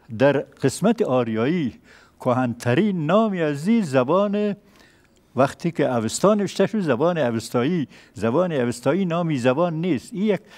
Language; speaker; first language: Persian; native; Persian